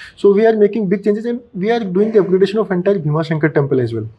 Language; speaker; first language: English; non-native, local second language; Marathi